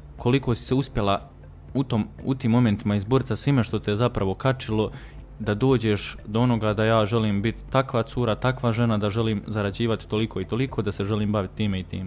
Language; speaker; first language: Bosnian; native; Bosnian